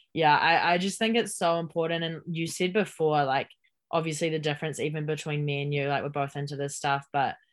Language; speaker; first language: English; native; English